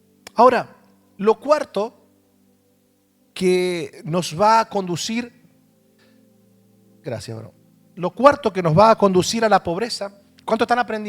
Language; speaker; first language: Spanish; native; Spanish